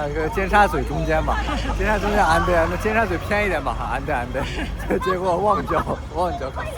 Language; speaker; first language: Chinese; native; Chinese